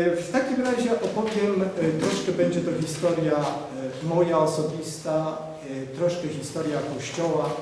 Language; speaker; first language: Polish; native; Polish